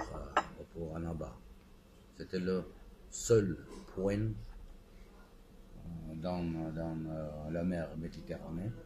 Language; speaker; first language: French; non-native, fluent; Armenian